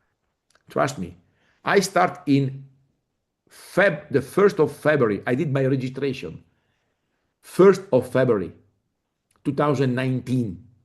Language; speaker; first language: English; non-native, fluent; Italian